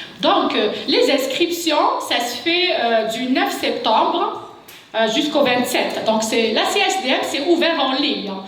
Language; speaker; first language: French; non-native, local second language; Kabyle